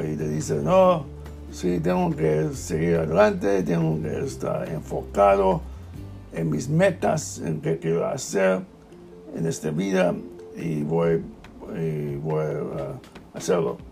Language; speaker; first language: Spanish; non-native, learner; English